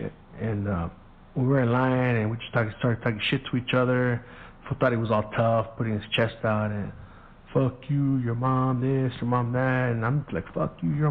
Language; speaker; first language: English; early bilingual, other home language; Spanish